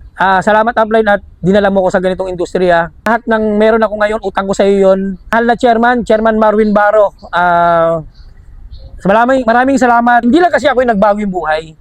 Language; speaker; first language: Filipino; native; Filipino